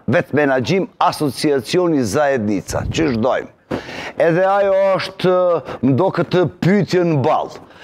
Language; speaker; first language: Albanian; non-native, local second language; Serbian